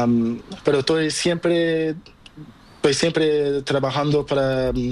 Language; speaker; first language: Spanish; non-native, learner; Portuguese